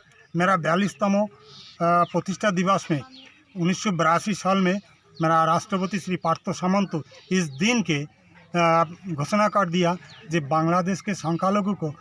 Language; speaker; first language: Hindi; non-native, local second language; Bangla